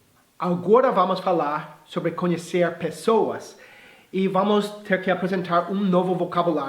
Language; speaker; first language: Portuguese; non-native, fluent; English